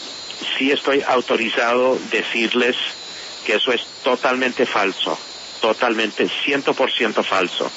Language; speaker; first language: Spanish; non-native, fluent; English